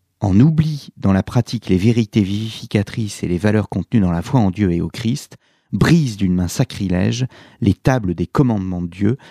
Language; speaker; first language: French; native; French